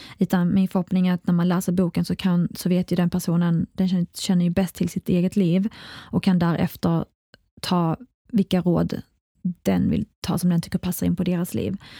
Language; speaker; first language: Swedish; early bilingual, other home language; Arabic